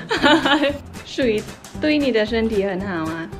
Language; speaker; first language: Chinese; non-native, fluent; Thai